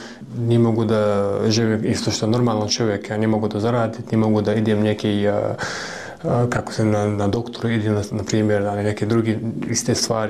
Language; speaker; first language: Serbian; non-native, local second language; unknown